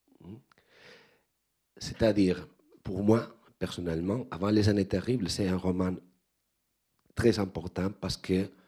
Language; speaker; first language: French; non-native, learner; Spanish